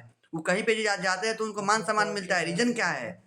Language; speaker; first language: Hindi; native; Hindi